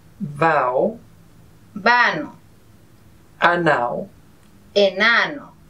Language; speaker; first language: Portuguese; non-native, fluent; Spanish